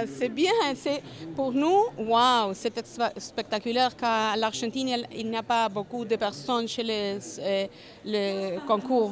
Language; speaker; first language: French; non-native, learner; Spanish